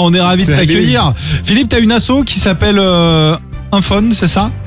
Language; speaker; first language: French; native; French